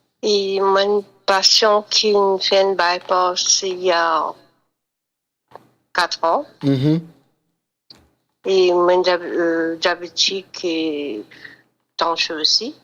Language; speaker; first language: French; non-native, local second language; Morisyen